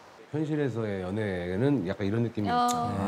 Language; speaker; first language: Korean; native; Korean